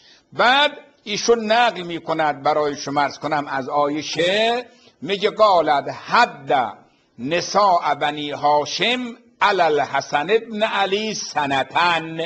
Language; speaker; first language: Persian; native; Persian